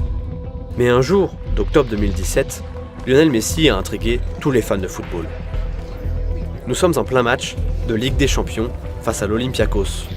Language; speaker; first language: French; native; French